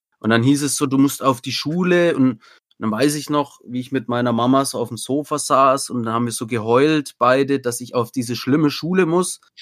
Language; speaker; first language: German; native; German